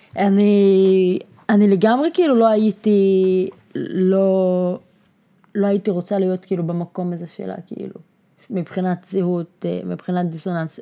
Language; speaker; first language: Hebrew; non-native, local second language; Arabic